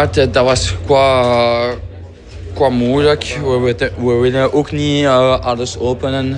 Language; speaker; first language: Dutch; non-native, fluent; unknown